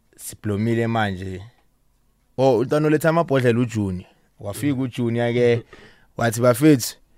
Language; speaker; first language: Zulu; native; Zulu